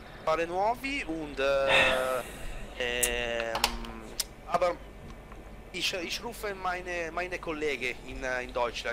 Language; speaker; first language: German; non-native, learner; Italian